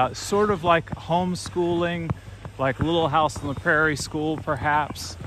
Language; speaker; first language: English; native; English